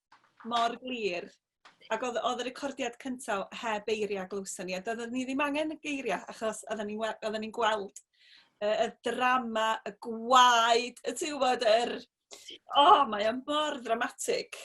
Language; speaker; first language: Welsh; native; Welsh